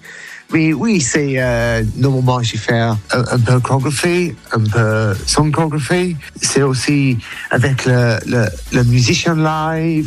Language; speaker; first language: French; non-native, learner; English